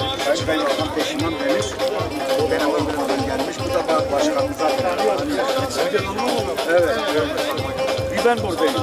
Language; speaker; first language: Turkish; non-native, local second language; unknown